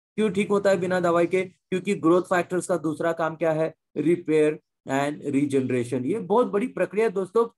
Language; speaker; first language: Hindi; non-native, local second language; Marathi